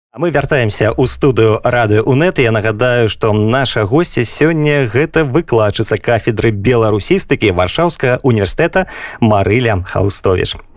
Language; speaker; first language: Belarusian; non-native, local second language; Russian